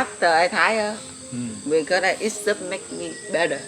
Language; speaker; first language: English; non-native, learner; Vietnamese